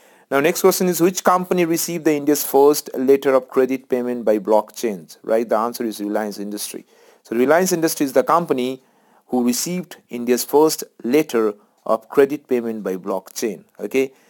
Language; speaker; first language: English; non-native, local second language; Bangla